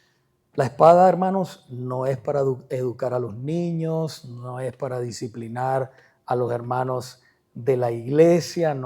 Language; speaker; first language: Spanish; native; Spanish